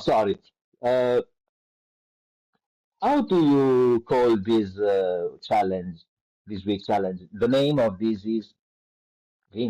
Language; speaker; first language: English; non-native, learner; Italian